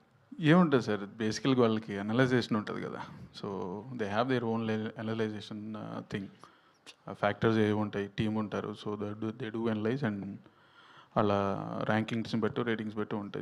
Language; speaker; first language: Telugu; native; Telugu